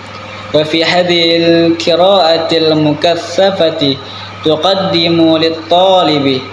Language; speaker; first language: Arabic; non-native, learner; Indonesian